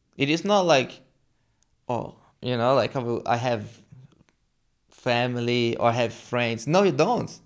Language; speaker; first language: English; non-native, learner; Portuguese